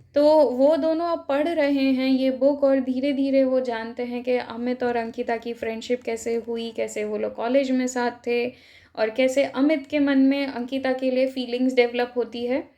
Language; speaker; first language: Hindi; native; Hindi